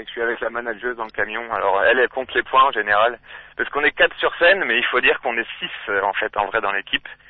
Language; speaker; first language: French; native; French